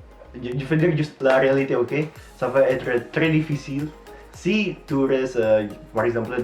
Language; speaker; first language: French; non-native, fluent; Indonesian